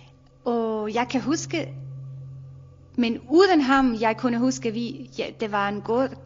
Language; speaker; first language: Danish; non-native, learner; German